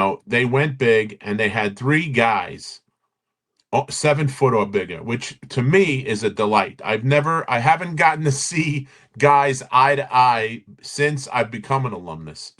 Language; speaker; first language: English; native; English